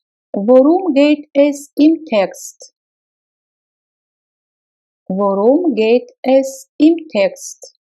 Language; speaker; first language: German; non-native, fluent; Russian